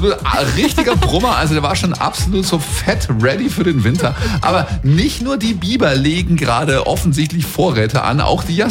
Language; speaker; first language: German; native; German